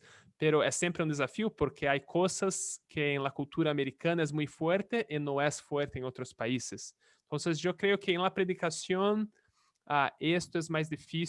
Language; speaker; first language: Spanish; non-native, fluent; Portuguese